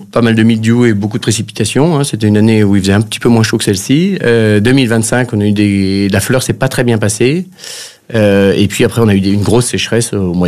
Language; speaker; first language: French; native; French